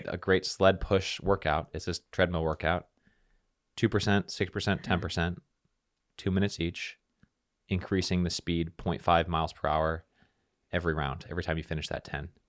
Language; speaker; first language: English; native; English